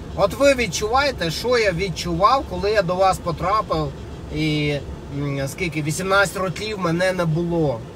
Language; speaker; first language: Ukrainian; non-native, local second language; Russian